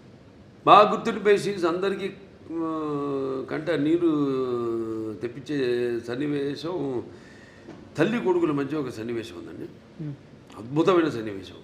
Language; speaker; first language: Telugu; native; Telugu